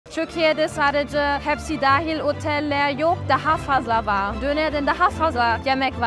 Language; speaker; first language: Turkish; non-native, learner; German